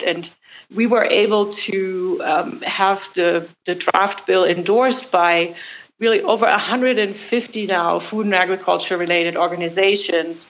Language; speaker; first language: English; non-native, fluent; German